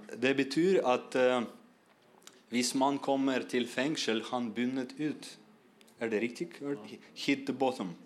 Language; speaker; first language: Norwegian; non-native, learner; Russian